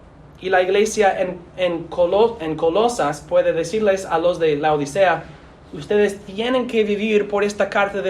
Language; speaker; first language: Spanish; non-native, fluent; English